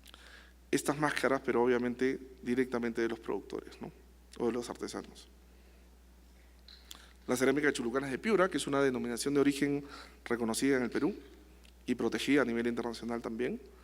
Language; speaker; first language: Spanish; native; Spanish